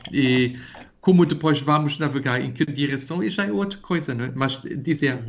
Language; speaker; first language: Portuguese; non-native, fluent; German